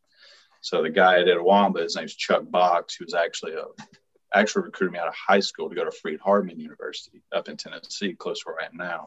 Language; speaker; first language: English; native; English